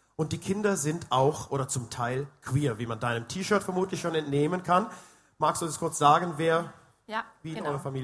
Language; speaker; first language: German; native; German